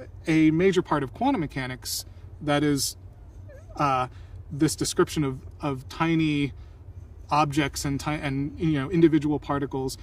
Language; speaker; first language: English; native; English